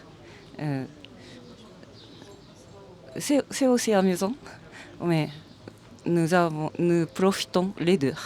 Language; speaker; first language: French; non-native, learner; Japanese